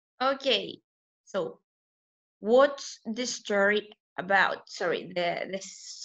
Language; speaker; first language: English; non-native, fluent; Spanish